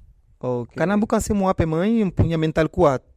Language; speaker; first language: Indonesian; non-native, fluent; Portuguese